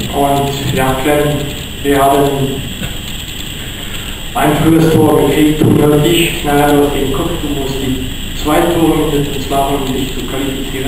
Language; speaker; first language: German; non-native, fluent; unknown